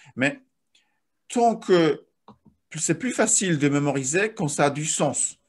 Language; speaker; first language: French; non-native, fluent; Polish